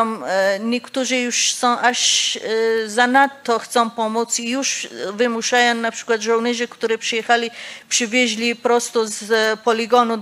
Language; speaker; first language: Polish; non-native, fluent; Persian